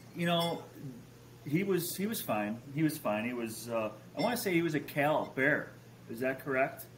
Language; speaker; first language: English; native; English